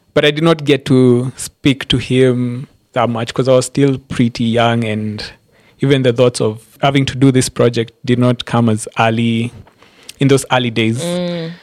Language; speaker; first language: English; non-native, local second language; Embu